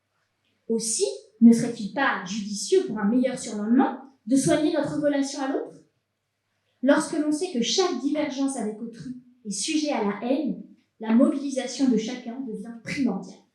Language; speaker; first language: French; native; French